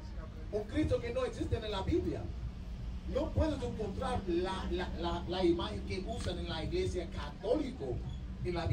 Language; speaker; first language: Spanish; non-native, learner; English